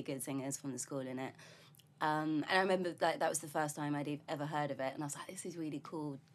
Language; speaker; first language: English; native; English